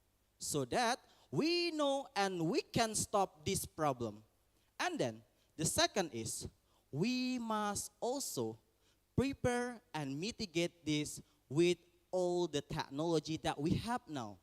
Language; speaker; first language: English; non-native, learner; Indonesian